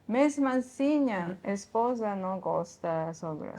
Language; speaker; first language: Portuguese; non-native, learner; Japanese